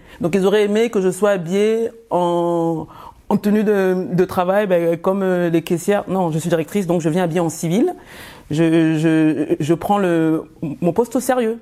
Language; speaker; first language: French; early bilingual, other home language; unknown